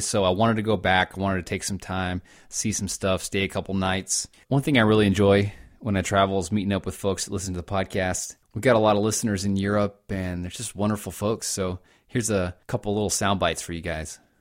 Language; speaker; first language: English; native; English